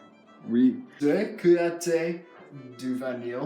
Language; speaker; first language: French; non-native, learner; English